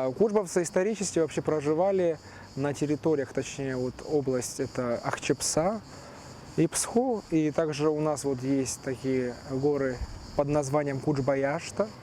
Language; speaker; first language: Russian; early bilingual, other home language; Turkish